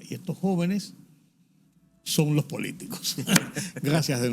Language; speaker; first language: Spanish; native; Spanish